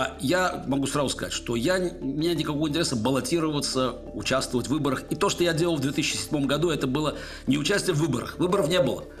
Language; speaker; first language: Russian; native; Russian